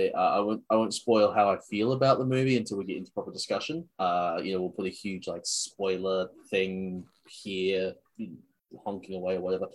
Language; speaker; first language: English; native; English